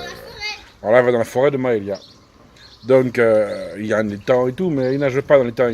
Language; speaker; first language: French; native; French